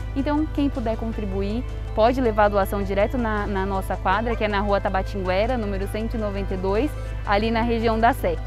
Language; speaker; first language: Portuguese; native; Portuguese